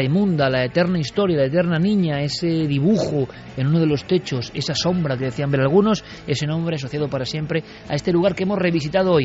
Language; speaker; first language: Spanish; native; Spanish